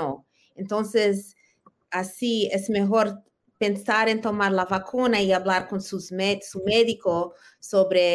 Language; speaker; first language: Spanish; early bilingual, heritage; Spanish